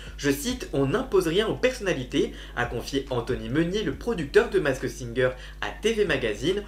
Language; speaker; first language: French; native; French